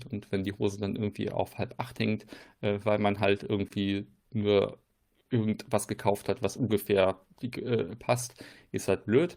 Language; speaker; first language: German; native; German